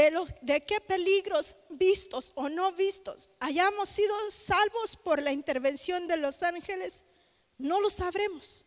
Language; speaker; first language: Spanish; native; Spanish